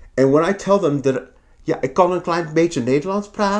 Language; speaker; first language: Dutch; non-native, learner; English